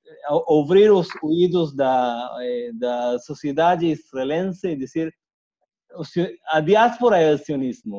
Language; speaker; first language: Portuguese; non-native, fluent; Spanish